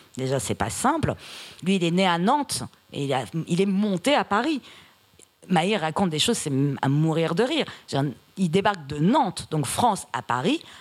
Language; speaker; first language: French; early bilingual, other home language; Persian